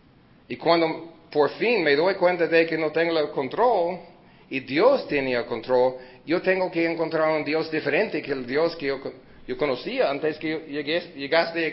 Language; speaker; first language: Spanish; early bilingual, heritage; Spanish